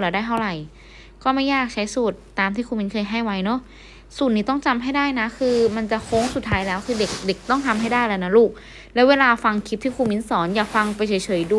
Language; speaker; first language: Thai; native; Thai